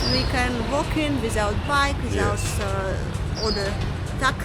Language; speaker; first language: English; non-native, learner; Russian